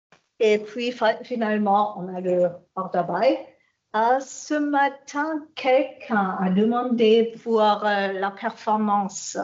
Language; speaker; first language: French; non-native, fluent; German